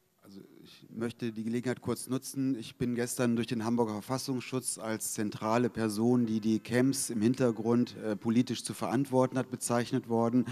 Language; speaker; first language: German; native; German